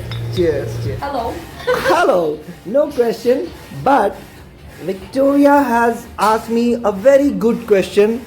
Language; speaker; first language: English; non-native, fluent; Hindi